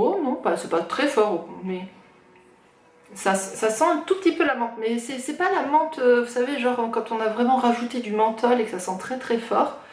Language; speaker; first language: French; native; French